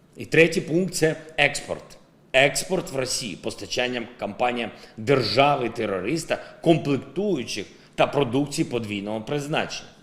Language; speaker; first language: Ukrainian; non-native, local second language; Russian